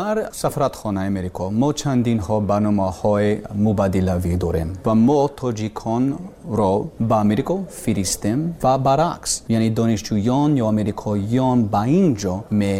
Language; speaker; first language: Persian; non-native, learner; English